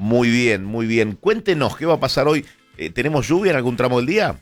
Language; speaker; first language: Spanish; native; Spanish